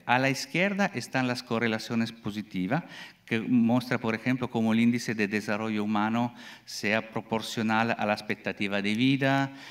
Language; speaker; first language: Spanish; non-native, fluent; Italian